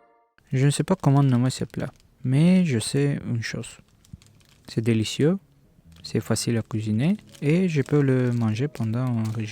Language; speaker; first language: French; non-native, learner; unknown